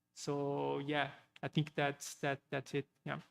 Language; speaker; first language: English; non-native, fluent; Portuguese